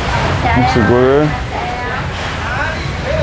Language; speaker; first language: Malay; non-native, fluent; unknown